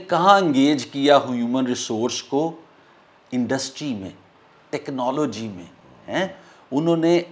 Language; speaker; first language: Urdu; non-native, local second language; Punjabi